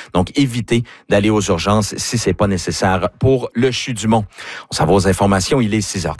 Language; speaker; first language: French; native; French